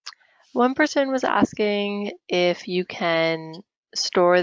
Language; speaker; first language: English; native; English